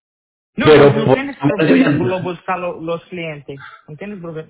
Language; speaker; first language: Spanish; non-native, learner; Portuguese